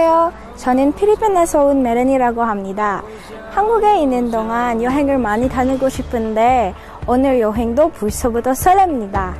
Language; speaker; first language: Korean; non-native, fluent; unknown